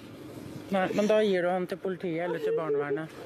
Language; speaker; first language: Norwegian; native; Norwegian